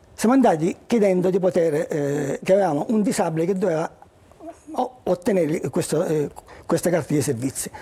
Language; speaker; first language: Italian; native; Italian